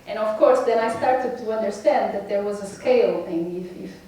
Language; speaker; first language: English; non-native, fluent; Portuguese